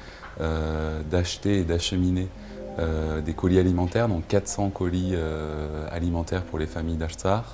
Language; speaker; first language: French; native; French